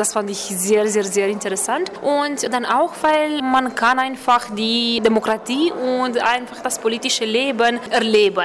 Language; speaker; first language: German; non-native, fluent; Romanian